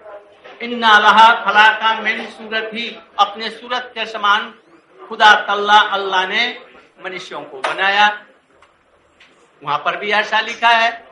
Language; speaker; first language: Hindi; native; Hindi